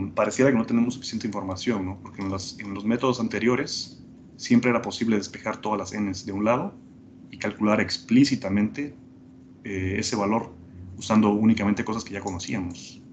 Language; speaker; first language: Spanish; native; Spanish